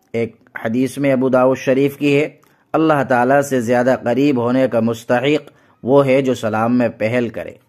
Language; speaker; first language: Urdu; native; Urdu